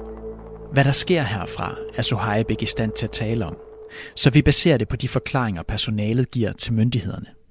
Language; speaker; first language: Danish; native; Danish